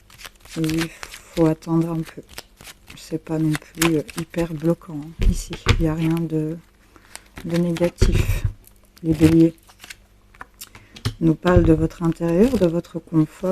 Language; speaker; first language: French; native; French